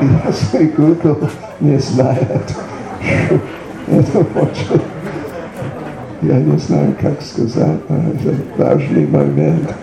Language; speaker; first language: Russian; non-native, learner; English